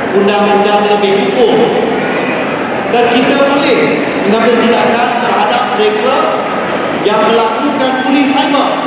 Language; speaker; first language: Malay; native; Malay